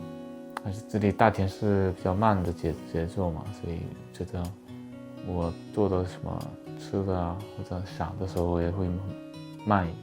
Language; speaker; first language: Chinese; non-native, fluent; Korean